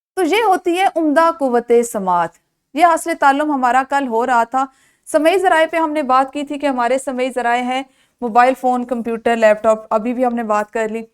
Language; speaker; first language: Urdu; non-native, local second language; Punjabi